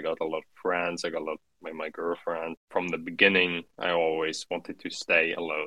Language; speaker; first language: English; non-native, fluent; German